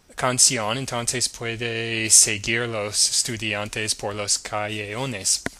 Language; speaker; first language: Spanish; non-native, learner; English